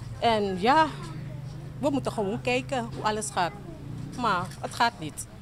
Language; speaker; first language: Dutch; native; Dutch